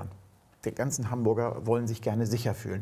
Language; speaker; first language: German; native; German